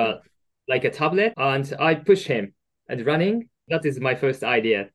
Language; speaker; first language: English; non-native, learner; Japanese